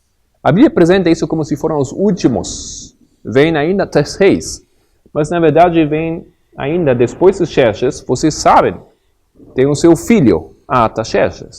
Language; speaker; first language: Portuguese; non-native, fluent; Spanish